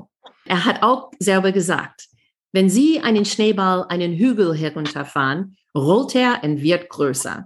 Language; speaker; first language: German; non-native, fluent; English